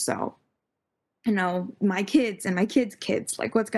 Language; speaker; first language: English; early bilingual, other home language; Tamil